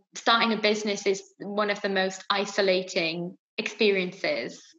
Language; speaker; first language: English; native; English